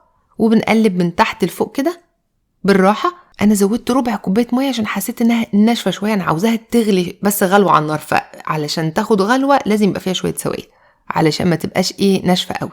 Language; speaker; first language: Arabic; native; Arabic